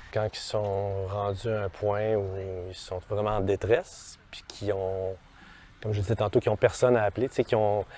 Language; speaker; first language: French; native; French